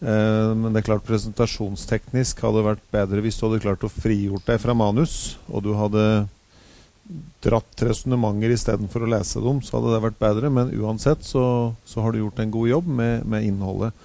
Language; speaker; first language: Norwegian; native; Norwegian